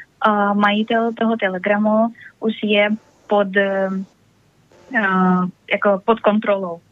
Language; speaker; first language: Czech; non-native, learner; Russian